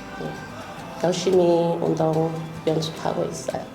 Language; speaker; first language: Korean; non-native, learner; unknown